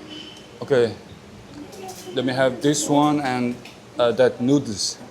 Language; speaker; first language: English; non-native, learner; Mongolian